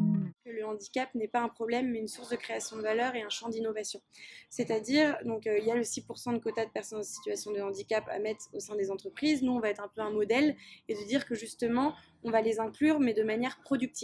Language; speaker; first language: French; native; French